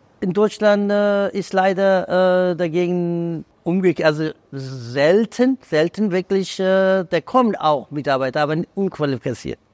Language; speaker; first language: German; non-native, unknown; Persian